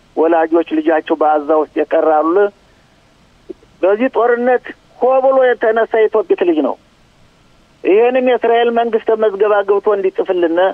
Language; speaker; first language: Amharic; native; Amharic